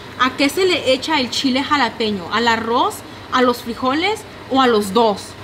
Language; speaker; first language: Spanish; early bilingual, heritage; Spanish